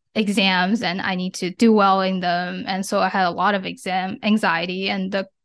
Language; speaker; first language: English; non-native, fluent; Chinese